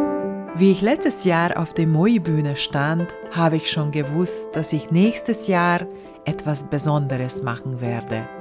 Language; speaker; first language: German; non-native, fluent; Hungarian